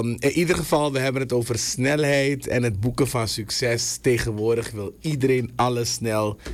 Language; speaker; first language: Dutch; native; Dutch